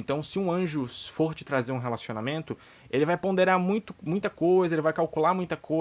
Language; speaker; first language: Portuguese; native; Portuguese